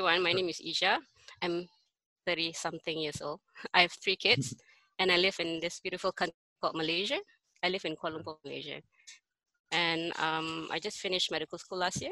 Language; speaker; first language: English; non-native, local second language; Malay